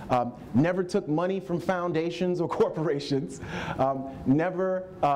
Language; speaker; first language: English; native; English